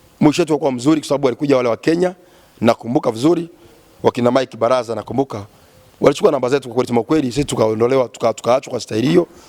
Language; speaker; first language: Swahili; native; Swahili